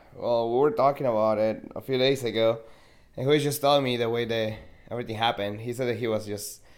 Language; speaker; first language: English; non-native, fluent; Spanish